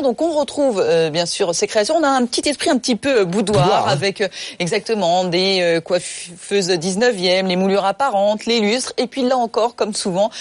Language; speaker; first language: French; native; French